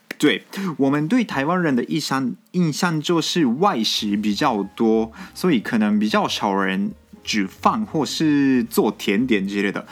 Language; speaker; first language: Chinese; non-native, fluent; Japanese